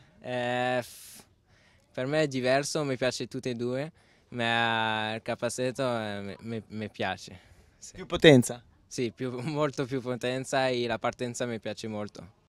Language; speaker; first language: Italian; non-native, learner; French